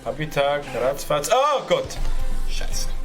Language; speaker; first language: German; native; German